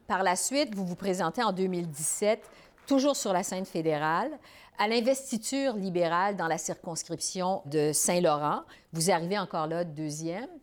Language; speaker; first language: French; native; French